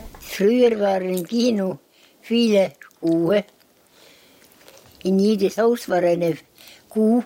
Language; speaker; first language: German; non-native, learner; Estonian